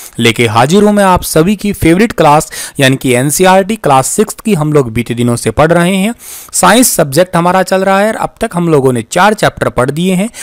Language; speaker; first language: Hindi; native; Hindi